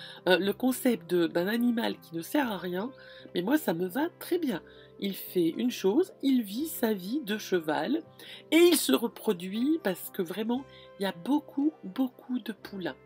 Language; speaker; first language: French; native; French